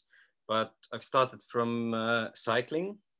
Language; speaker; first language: English; non-native, fluent; Polish